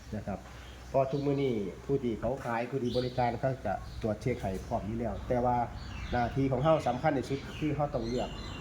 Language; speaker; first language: Thai; native; Thai